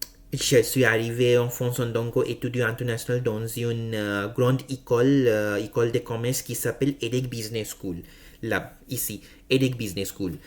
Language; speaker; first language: French; non-native, learner; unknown